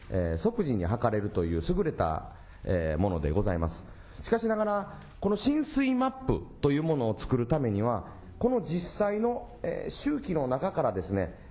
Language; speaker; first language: Japanese; native; Japanese